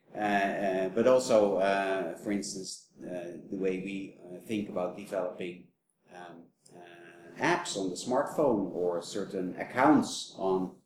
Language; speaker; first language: English; non-native, fluent; Dutch